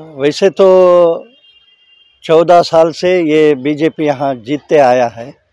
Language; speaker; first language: Hindi; non-native, local second language; Kannada